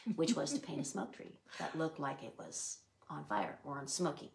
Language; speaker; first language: English; native; English